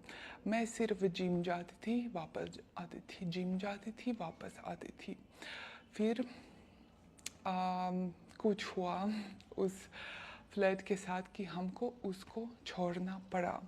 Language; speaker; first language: Hindi; non-native, fluent; Russian